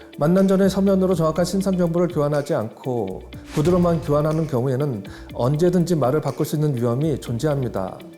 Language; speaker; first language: Korean; native; Korean